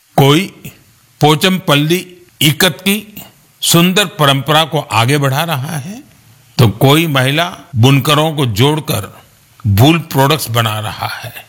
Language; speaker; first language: Hindi; non-native, local second language; Gujarati